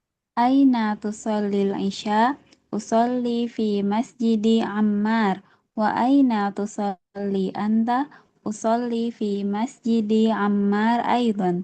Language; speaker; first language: Arabic; non-native, learner; Indonesian